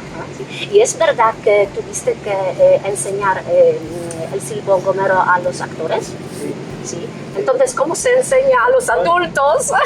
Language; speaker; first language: Spanish; non-native, fluent; Polish